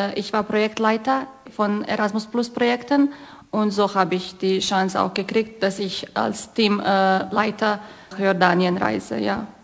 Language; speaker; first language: German; non-native, fluent; Croatian